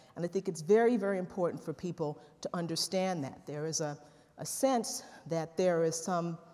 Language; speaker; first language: English; native; English